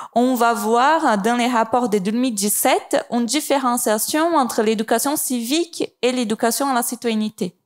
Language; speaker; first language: French; non-native, fluent; Portuguese